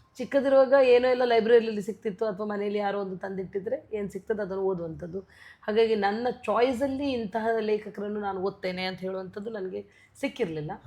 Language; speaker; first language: Kannada; non-native, local second language; Tulu